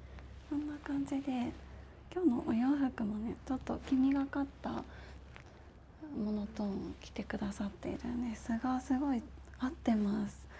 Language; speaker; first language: Japanese; native; Japanese